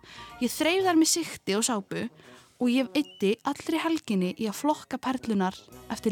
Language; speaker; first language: Icelandic; native; Icelandic